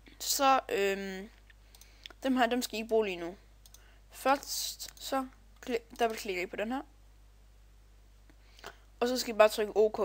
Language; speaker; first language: Danish; native; Danish